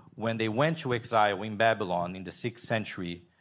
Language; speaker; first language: English; non-native, fluent; Portuguese